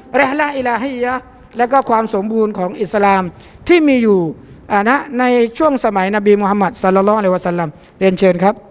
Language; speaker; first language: Thai; non-native, local second language; Pattani Malay